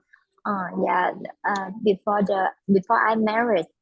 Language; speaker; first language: English; non-native, learner; Vietnamese